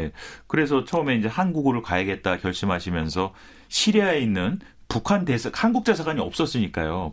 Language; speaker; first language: Korean; native; Korean